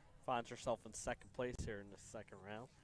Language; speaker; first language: English; native; English